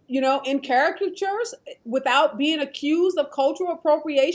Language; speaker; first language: English; native; English